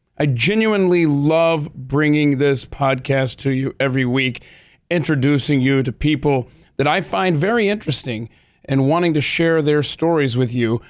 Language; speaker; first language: English; native; English